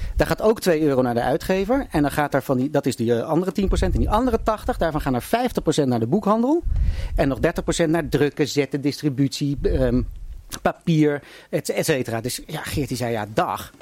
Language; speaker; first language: Dutch; native; Dutch